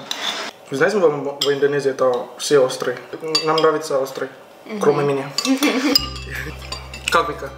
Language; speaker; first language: Russian; non-native, learner; Indonesian